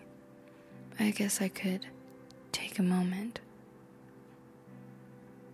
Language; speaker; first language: English; native; English